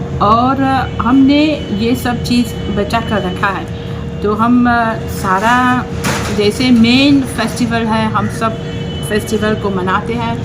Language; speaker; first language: Hindi; non-native, fluent; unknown